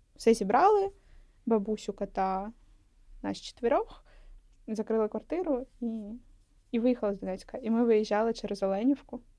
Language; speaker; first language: Ukrainian; non-native, local second language; Russian